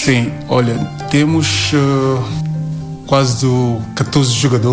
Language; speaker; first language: Portuguese; non-native, learner; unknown